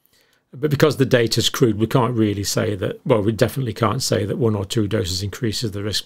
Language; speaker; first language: English; native; English